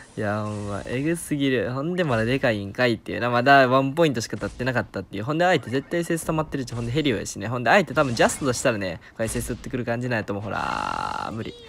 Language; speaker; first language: Japanese; native; Japanese